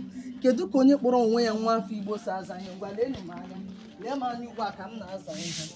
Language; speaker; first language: Igbo; native; Igbo